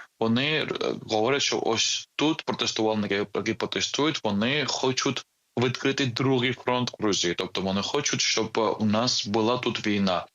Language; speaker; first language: Ukrainian; non-native, fluent; Georgian